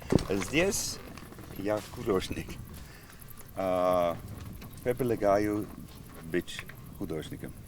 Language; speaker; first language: Russian; non-native, learner; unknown